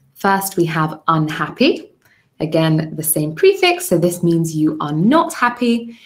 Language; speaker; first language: English; native; English